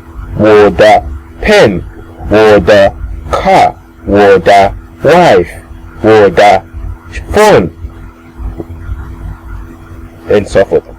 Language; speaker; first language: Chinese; non-native, fluent; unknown